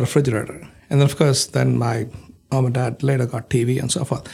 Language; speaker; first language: English; non-native, local second language; Malayalam